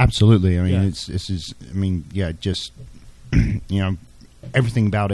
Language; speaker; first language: English; native; English